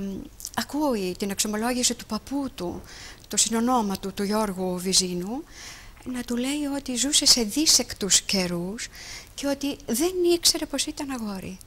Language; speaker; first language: Greek; native; Greek